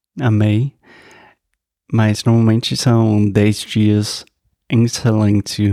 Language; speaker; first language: Portuguese; non-native, fluent; English